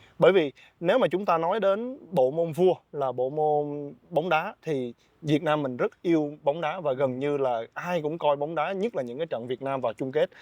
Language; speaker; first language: Vietnamese; native; Vietnamese